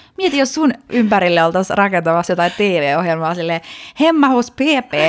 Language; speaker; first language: Finnish; native; Finnish